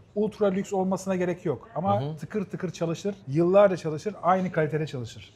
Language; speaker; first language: Turkish; native; Turkish